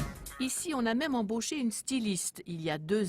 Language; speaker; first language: French; native; French